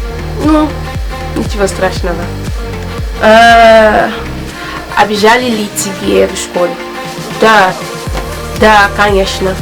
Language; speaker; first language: Russian; non-native, learner; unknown